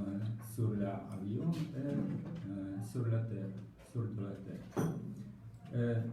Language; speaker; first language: French; non-native, learner; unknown